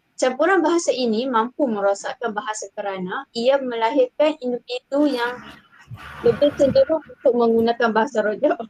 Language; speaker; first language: Malay; native; Malay